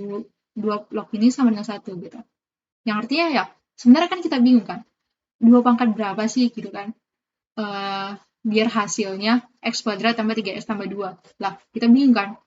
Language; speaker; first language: Indonesian; native; Indonesian